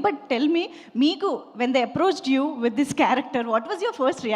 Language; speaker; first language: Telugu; native; Telugu